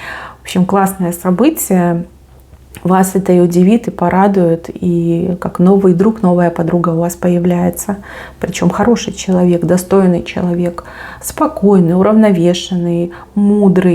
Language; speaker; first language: Russian; native; Russian